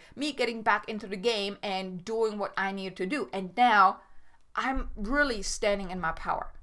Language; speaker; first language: English; non-native, fluent; German